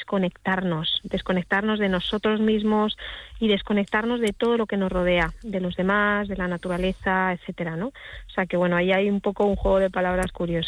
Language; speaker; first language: Spanish; native; Spanish